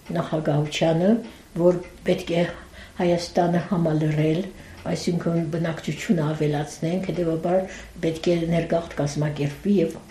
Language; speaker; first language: Armenian; early bilingual, heritage; Armenian